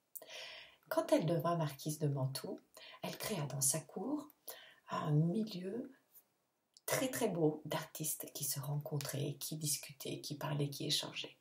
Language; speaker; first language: French; non-native, fluent; Italian